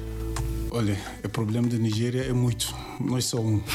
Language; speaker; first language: Portuguese; non-native, learner; Yoruba